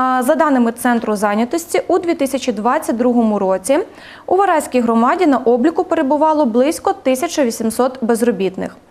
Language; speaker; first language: Ukrainian; native; Ukrainian